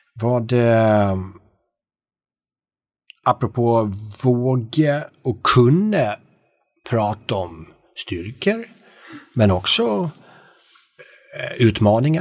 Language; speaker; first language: Swedish; native; Swedish